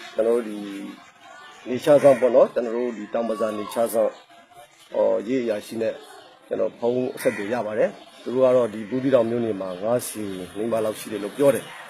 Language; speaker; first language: Burmese; native; Burmese